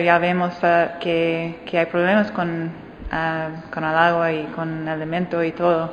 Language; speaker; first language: Spanish; non-native, fluent; English